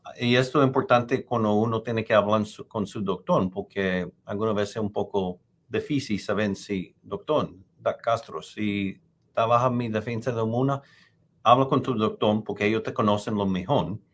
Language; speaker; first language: Spanish; non-native, fluent; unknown